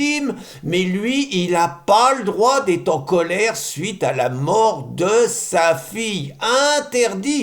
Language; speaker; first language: French; native; French